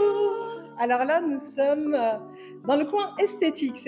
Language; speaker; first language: French; native; French